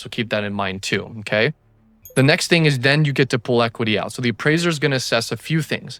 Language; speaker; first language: English; native; English